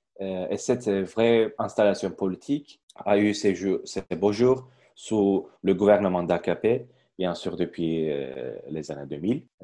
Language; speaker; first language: French; non-native, fluent; Turkish